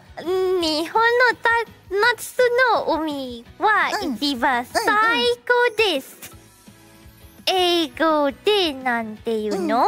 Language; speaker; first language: Japanese; non-native, learner; Indonesian